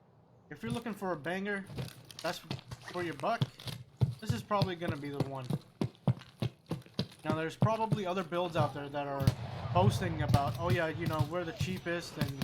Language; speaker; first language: English; native; English